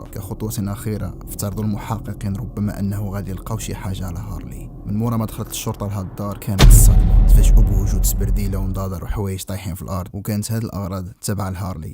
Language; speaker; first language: Arabic; native; Arabic